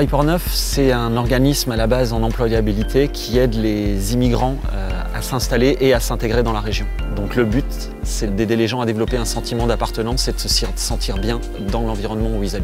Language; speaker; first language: French; native; French